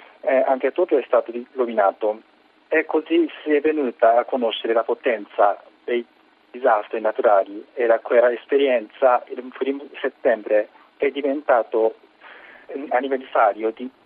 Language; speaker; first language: Italian; non-native, learner; Japanese